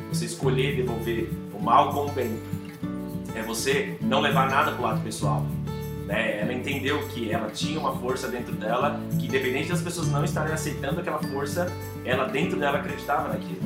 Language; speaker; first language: Portuguese; native; Portuguese